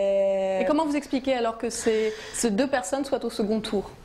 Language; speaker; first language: French; native; French